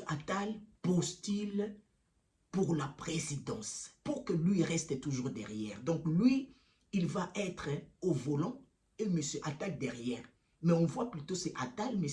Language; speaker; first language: French; early bilingual, other home language; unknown